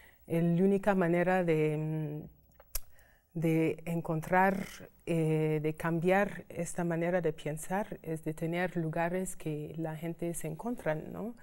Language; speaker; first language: Spanish; non-native, fluent; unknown